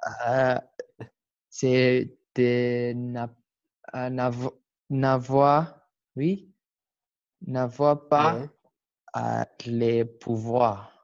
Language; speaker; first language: French; non-native, learner; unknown